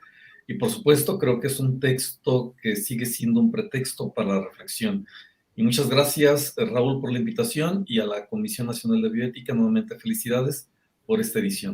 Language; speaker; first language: Spanish; native; Spanish